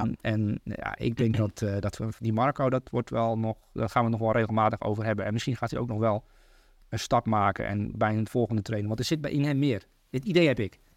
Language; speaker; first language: Dutch; early bilingual, other home language; Turkish